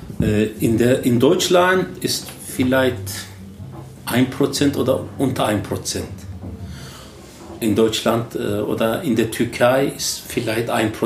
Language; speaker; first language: German; non-native, learner; Turkish